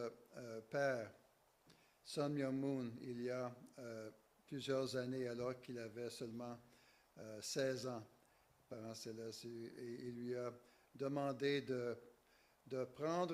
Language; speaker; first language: French; native; French